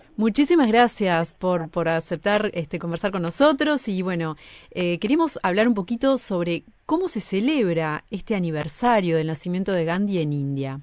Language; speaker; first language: Spanish; native; Spanish